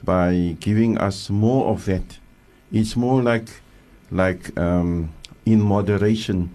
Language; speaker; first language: English; native; English